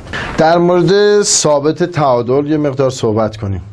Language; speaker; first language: Persian; native; Persian